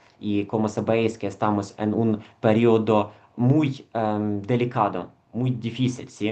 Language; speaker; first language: Spanish; non-native, fluent; Ukrainian